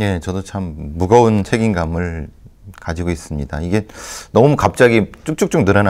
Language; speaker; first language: Korean; native; Korean